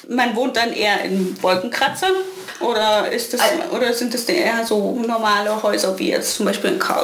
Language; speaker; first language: German; native; German